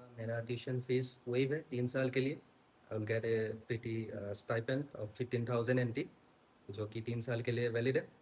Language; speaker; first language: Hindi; non-native, local second language; Assamese